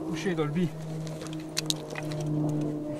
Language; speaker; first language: French; native; French